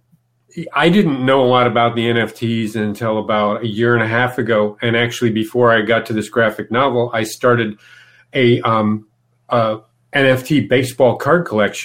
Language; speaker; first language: English; native; English